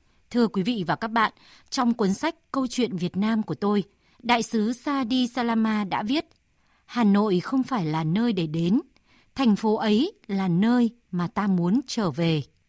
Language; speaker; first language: Vietnamese; native; Vietnamese